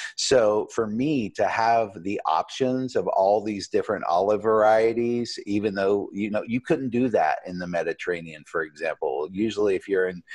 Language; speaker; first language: English; native; English